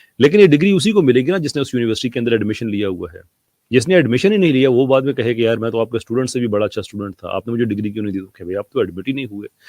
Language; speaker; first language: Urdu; non-native, local second language; Punjabi